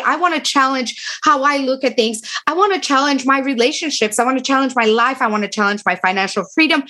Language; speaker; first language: English; non-native, fluent; Romanian